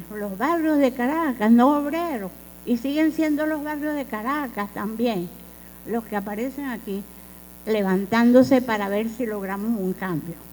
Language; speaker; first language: Spanish; native; Spanish